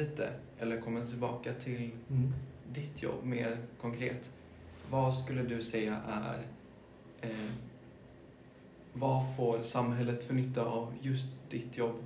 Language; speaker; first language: Swedish; early bilingual, other home language; German